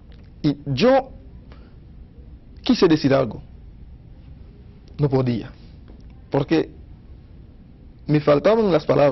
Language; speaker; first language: Spanish; non-native, fluent; Haitian Creole